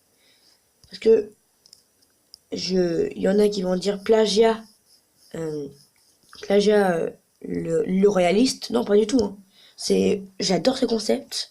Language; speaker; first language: French; native; French